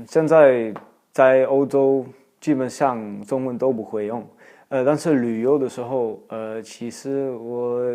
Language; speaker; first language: Chinese; non-native, fluent; Dutch